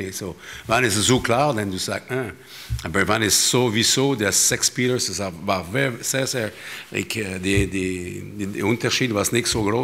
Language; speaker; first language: German; non-native, learner; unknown